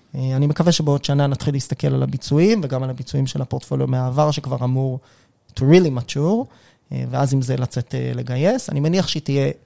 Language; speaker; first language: Hebrew; native; Hebrew